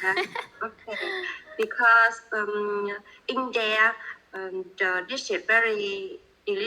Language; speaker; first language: English; non-native, learner; Vietnamese